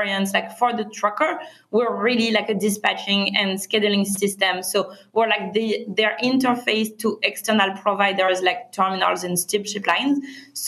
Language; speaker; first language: English; non-native, fluent; French